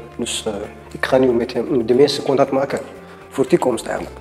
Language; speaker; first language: Dutch; non-native, fluent; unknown